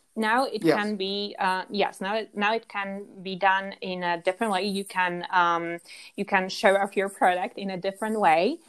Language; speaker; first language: English; non-native, fluent; Polish